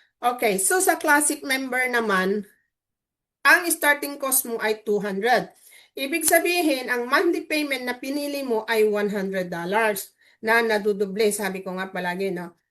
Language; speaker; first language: Filipino; native; Filipino